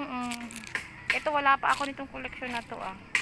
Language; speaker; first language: Filipino; native; Filipino